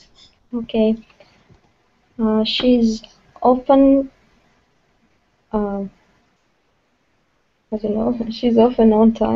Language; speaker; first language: English; non-native, learner; Russian